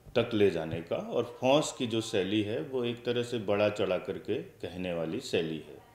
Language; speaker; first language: Hindi; native; Hindi